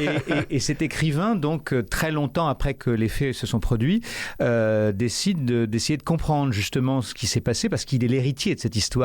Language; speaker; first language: French; native; French